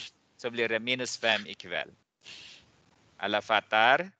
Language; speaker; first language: Swedish; non-native, fluent; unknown